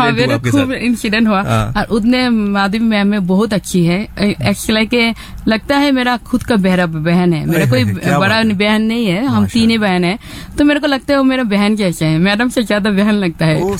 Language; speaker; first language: Hindi; non-native, learner; Bangla